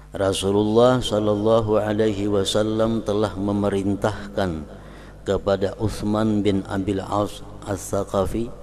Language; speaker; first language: Indonesian; non-native, local second language; Banjar